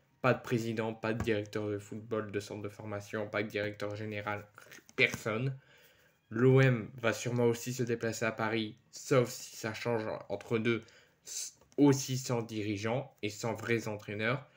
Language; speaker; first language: French; native; French